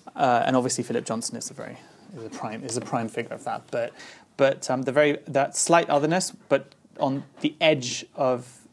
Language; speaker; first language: English; native; English